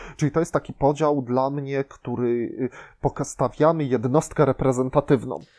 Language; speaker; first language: Polish; native; Polish